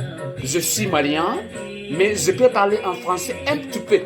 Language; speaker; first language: French; non-native, local second language; Bambara